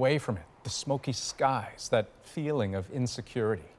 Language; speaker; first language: English; native; English